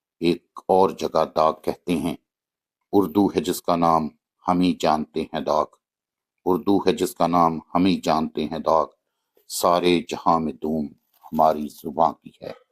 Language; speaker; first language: Urdu; native; Urdu